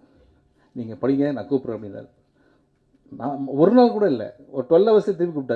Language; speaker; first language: Tamil; native; Tamil